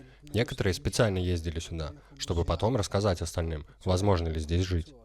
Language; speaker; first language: Russian; non-native, fluent; Mongolian